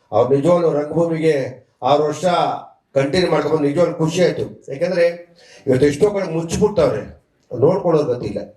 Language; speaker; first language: Kannada; native; Kannada